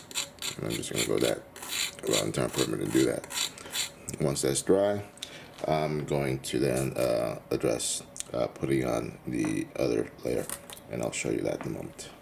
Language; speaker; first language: English; native; English